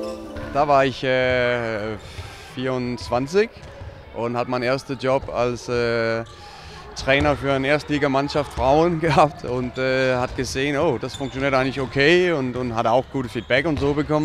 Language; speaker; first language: German; non-native, fluent; Danish